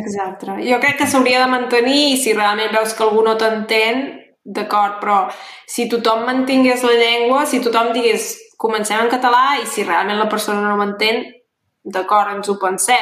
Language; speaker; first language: Catalan; native; Catalan